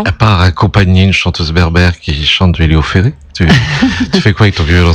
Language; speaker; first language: French; native; French